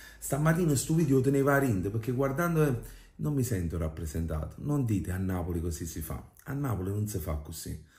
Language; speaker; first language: Italian; native; Italian